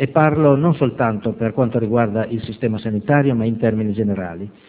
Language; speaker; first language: Italian; native; Italian